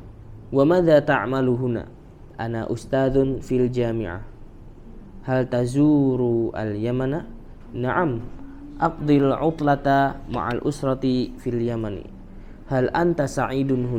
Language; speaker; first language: Arabic; non-native, fluent; Indonesian